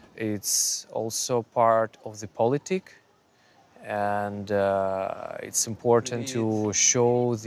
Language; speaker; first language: English; non-native, fluent; Ukrainian